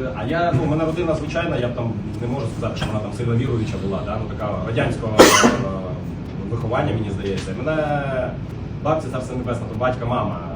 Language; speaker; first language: Ukrainian; non-native, local second language; Russian